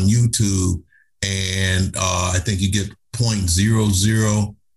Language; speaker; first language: English; native; English